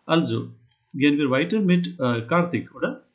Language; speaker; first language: German; non-native, learner; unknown